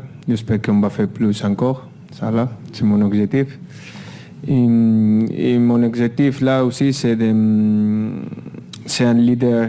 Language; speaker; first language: French; non-native, fluent; Spanish